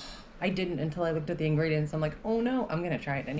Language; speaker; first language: English; native; English